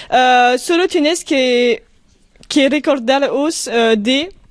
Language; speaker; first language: Spanish; non-native, learner; French